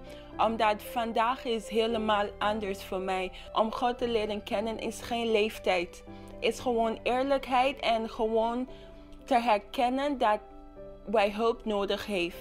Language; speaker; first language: Dutch; non-native, local second language; English